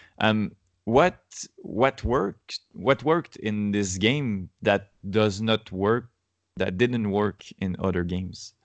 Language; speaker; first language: English; non-native, learner; French